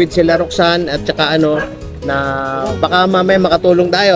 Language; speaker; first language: Filipino; native; Filipino